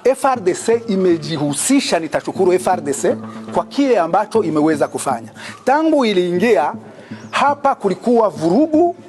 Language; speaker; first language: Swahili; native; Swahili